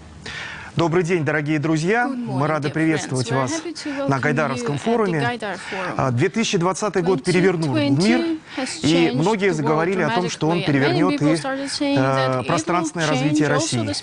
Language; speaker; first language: Russian; native; Russian